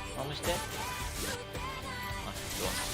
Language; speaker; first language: Japanese; native; Japanese